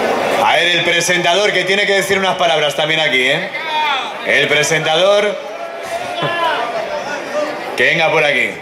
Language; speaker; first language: Spanish; native; Spanish